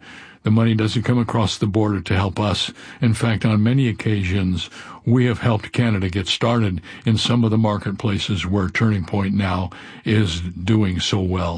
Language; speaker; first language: English; native; English